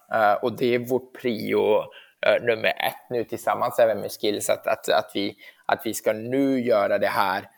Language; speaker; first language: Swedish; early bilingual, heritage; Swedish